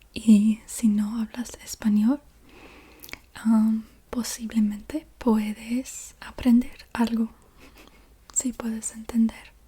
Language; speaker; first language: Spanish; non-native, learner; English